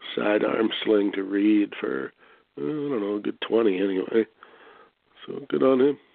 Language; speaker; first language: English; native; English